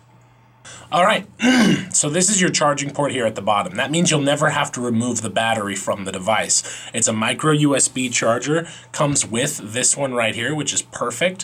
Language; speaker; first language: English; native; English